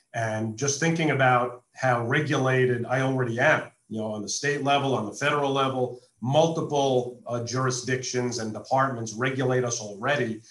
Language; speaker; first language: English; native; English